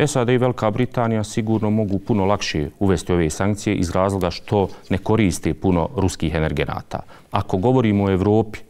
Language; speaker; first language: Serbian; native; Serbian